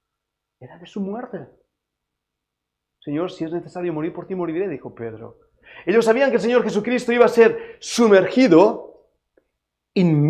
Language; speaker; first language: Spanish; native; Spanish